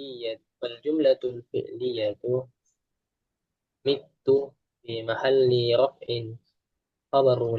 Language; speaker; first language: Arabic; non-native, learner; Indonesian